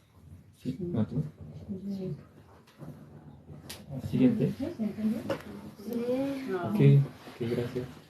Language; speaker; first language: Spanish; non-native, learner; Korean